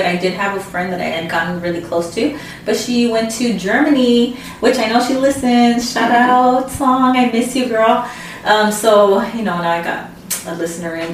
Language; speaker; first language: English; early bilingual, other home language; Spanish